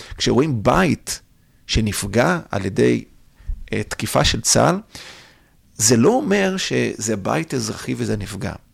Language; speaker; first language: Hebrew; non-native, fluent; Portuguese